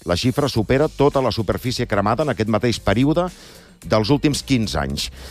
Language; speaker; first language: Catalan; native; Catalan